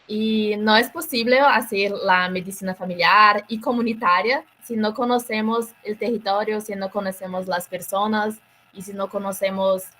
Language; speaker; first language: Spanish; non-native, learner; Portuguese